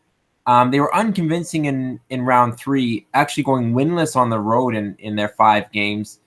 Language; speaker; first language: English; native; English